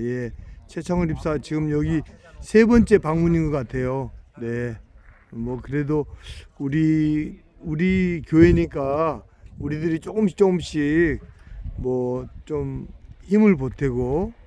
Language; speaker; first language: Korean; native; Korean